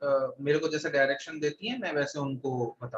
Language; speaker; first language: Hindi; native; Hindi